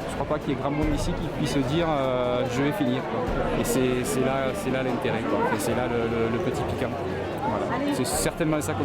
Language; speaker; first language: French; native; French